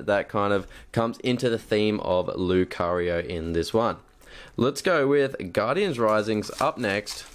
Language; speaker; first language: English; native; English